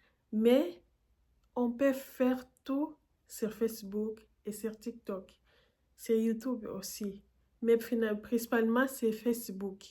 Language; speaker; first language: French; non-native, fluent; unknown